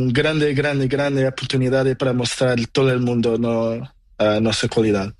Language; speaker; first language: Spanish; non-native, learner; Portuguese